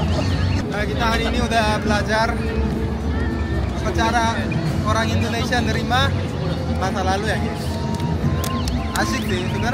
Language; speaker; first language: Indonesian; non-native, fluent; Korean